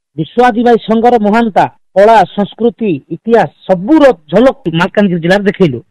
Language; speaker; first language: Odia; non-native, local second language; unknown